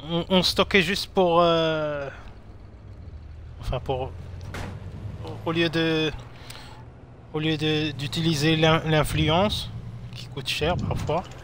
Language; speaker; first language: French; non-native, local second language; Arabic